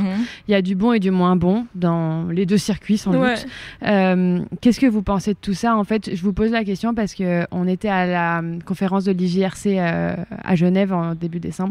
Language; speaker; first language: French; native; French